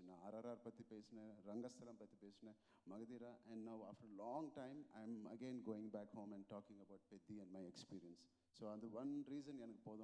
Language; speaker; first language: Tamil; non-native, local second language; Telugu